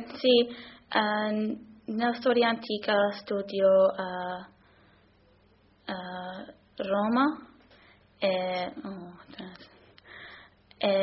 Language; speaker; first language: Italian; non-native, learner; English